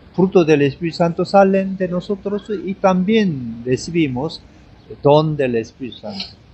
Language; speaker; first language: Spanish; non-native, learner; Korean